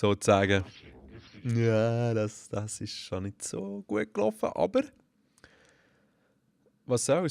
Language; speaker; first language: German; native; German